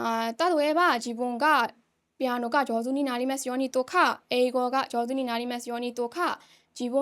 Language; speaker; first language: Japanese; non-native, learner; Burmese